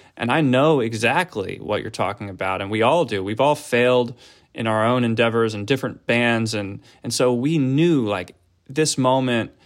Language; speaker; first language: English; native; English